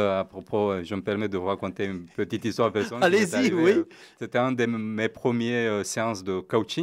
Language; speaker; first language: French; non-native, fluent; Romanian